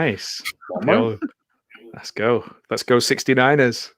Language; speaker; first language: English; native; English